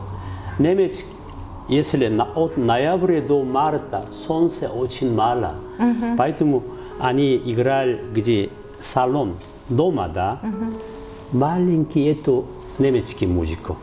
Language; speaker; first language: Russian; non-native, learner; Korean